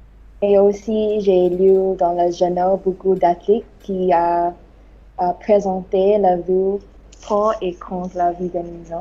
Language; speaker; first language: French; non-native, learner; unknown